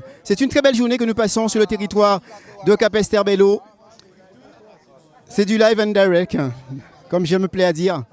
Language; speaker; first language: French; native; French